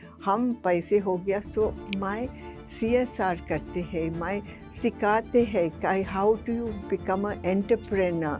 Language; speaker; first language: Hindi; non-native, local second language; English